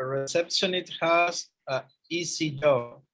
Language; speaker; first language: English; non-native, learner; Spanish